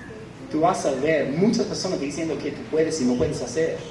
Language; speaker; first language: Spanish; non-native, fluent; English